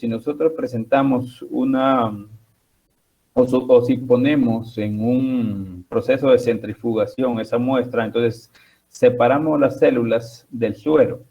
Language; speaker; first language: Spanish; native; Spanish